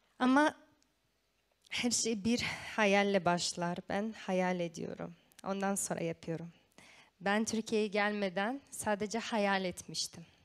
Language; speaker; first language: Turkish; non-native, fluent; Romanian